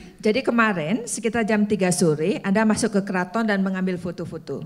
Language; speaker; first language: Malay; non-native, learner; English